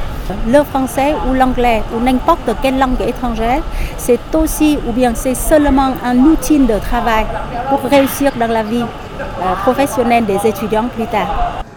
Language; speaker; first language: French; non-native, fluent; Vietnamese